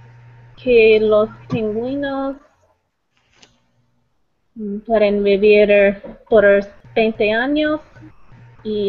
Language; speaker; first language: Spanish; non-native, learner; English